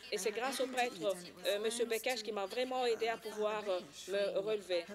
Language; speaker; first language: French; non-native, local second language; Swahili